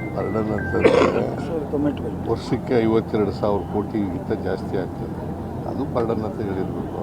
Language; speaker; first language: Kannada; native; Kannada